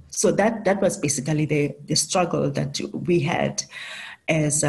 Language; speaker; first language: English; non-native, local second language; Southern Sotho